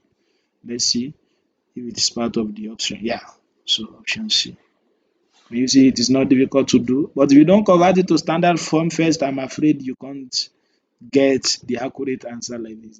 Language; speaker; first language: English; non-native, local second language; Yoruba